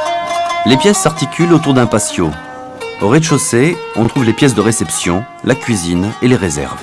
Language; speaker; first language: French; native; French